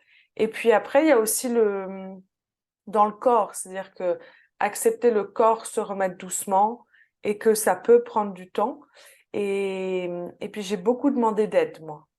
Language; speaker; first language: French; native; French